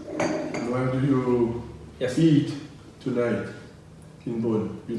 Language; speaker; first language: English; non-native, learner; French